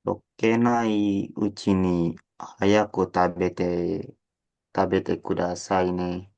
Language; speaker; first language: Japanese; non-native, learner; Indonesian